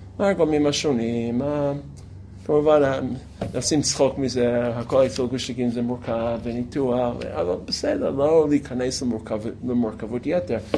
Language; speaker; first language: Hebrew; non-native, fluent; English